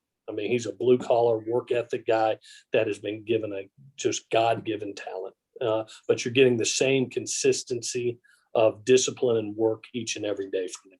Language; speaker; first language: English; native; English